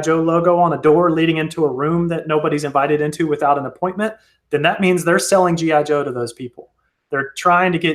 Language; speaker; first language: English; native; English